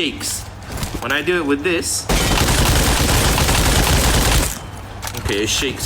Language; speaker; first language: English; native; English